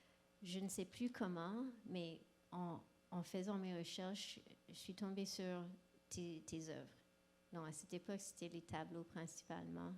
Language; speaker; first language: French; non-native, local second language; English